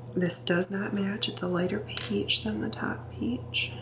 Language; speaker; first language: English; native; English